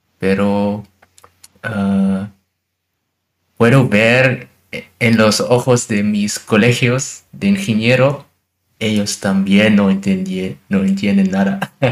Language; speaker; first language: Spanish; non-native, learner; German